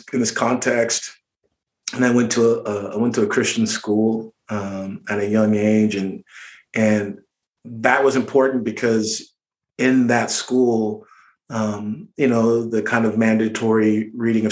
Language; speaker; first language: English; native; English